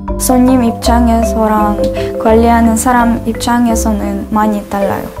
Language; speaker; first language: Korean; non-native, fluent; Russian